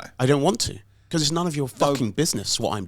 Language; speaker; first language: English; native; English